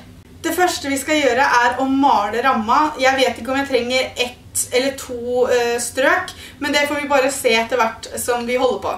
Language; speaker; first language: Norwegian; native; Norwegian